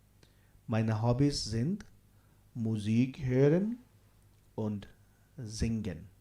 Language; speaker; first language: German; non-native, fluent; Hindi